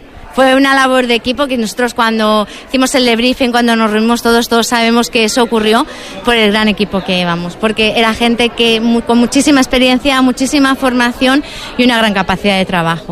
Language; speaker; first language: Spanish; native; Spanish